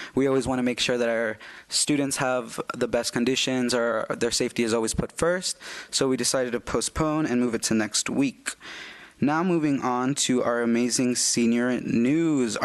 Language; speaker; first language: English; early bilingual, other home language; Spanish